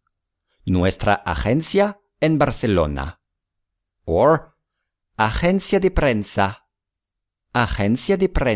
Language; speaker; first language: Spanish; non-native, fluent; English